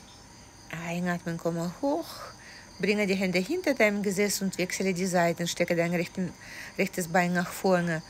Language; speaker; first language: German; non-native, fluent; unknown